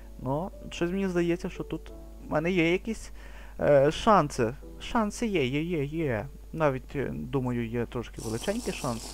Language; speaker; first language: Ukrainian; native; Ukrainian